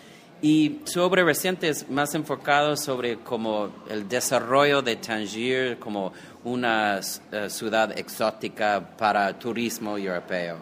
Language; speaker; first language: Spanish; non-native, fluent; English